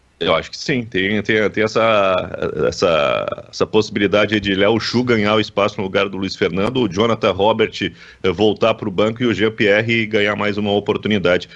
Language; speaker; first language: Portuguese; native; Portuguese